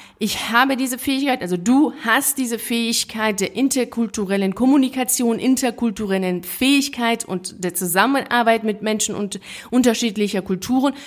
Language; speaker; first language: German; native; German